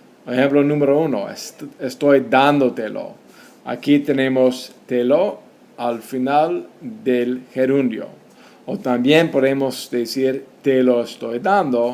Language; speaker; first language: Spanish; non-native, fluent; English